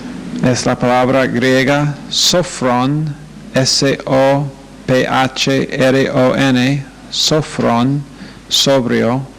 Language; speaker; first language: Spanish; non-native, fluent; English